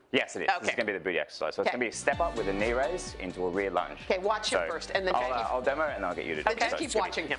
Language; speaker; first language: English; native; English